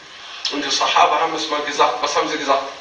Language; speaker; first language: German; non-native, fluent; Arabic